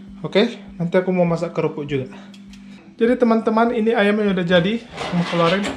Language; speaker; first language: Indonesian; native; Indonesian